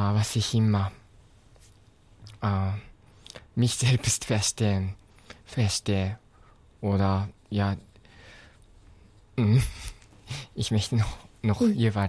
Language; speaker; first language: German; non-native, fluent; Japanese